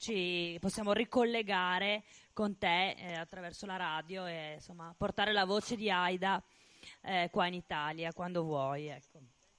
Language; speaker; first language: Italian; native; Italian